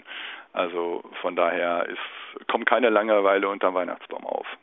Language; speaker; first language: German; native; German